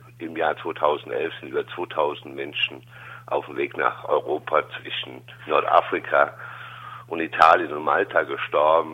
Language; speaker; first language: German; native; German